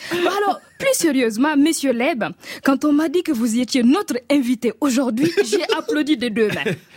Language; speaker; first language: French; non-native, local second language; Mossi